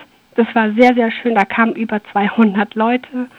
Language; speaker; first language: German; early bilingual, other home language; Persian